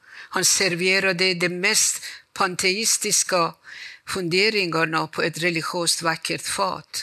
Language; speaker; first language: Swedish; non-native, fluent; Persian